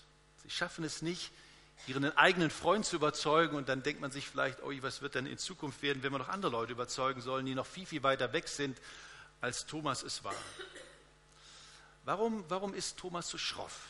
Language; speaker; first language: German; native; German